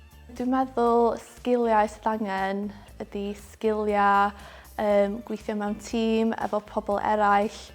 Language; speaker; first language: Welsh; non-native, local second language; English